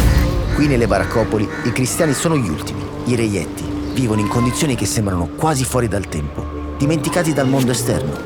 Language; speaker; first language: Italian; native; Italian